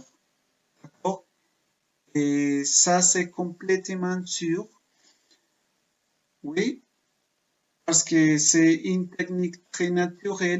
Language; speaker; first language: French; non-native, fluent; Spanish